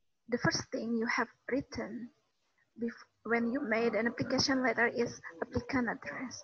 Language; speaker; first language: English; non-native, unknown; Indonesian